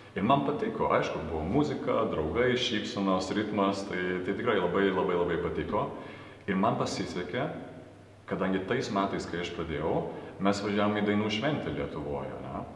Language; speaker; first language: Lithuanian; early bilingual, heritage; Lithuanian